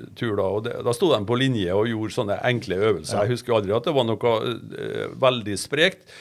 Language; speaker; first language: Norwegian; native; Norwegian